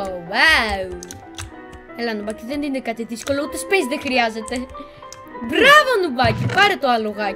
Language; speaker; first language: Greek; native; Greek